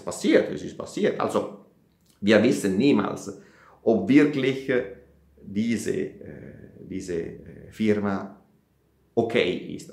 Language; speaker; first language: German; non-native, fluent; Italian